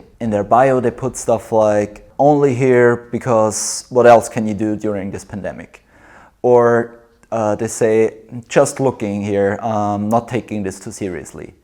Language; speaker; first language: English; non-native, fluent; German